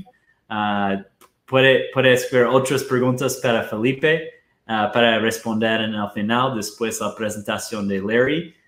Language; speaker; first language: Spanish; non-native, fluent; Portuguese